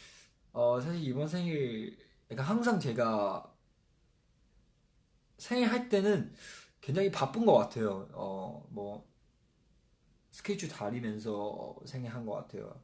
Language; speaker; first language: Korean; non-native, fluent; Chinese